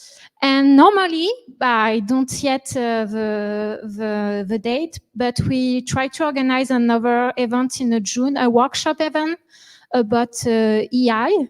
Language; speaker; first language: English; non-native, learner; French